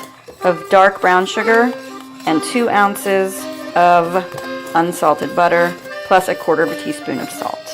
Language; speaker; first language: English; native; English